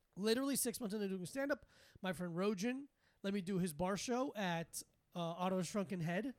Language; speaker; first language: English; native; English